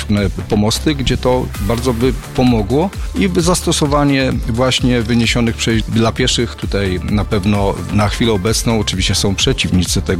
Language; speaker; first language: Polish; native; Polish